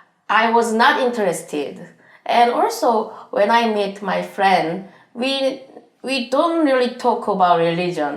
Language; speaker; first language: English; non-native, learner; Korean